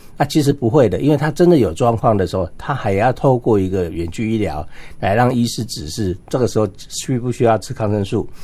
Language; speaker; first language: Chinese; native; Chinese